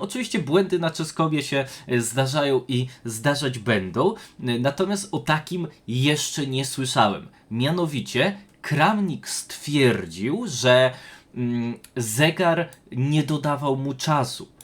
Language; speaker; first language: Polish; native; Polish